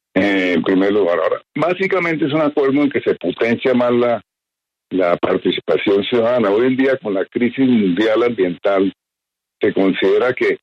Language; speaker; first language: Spanish; native; Spanish